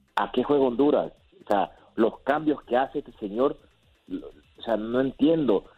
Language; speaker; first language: Spanish; native; Spanish